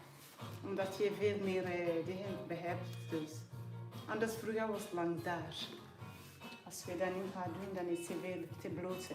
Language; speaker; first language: Dutch; non-native, fluent; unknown